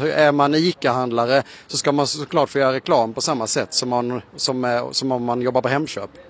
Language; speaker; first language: Swedish; native; Swedish